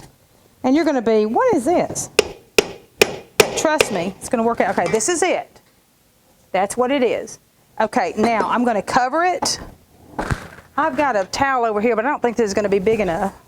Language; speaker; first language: English; native; English